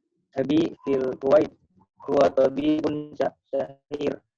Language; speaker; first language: Arabic; non-native, learner; Indonesian